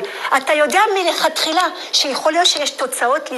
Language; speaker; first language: Hebrew; non-native, fluent; French